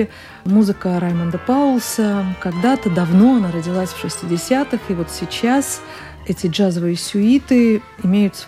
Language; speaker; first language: Russian; native; Russian